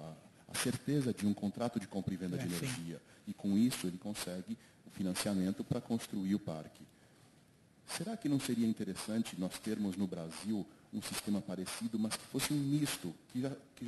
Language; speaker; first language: Portuguese; native; Portuguese